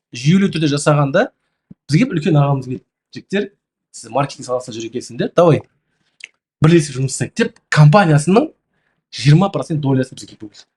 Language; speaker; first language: Kazakh; native; Kazakh